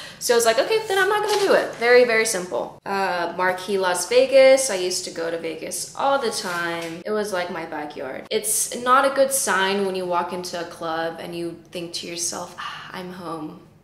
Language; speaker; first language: English; early bilingual, other home language; Chinese